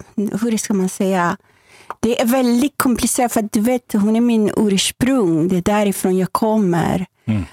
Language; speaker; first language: Swedish; non-native, fluent; Persian